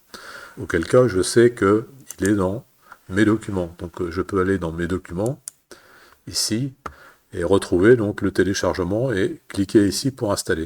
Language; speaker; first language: French; native; French